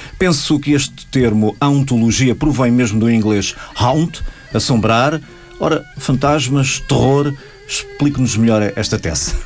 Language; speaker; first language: Portuguese; native; Portuguese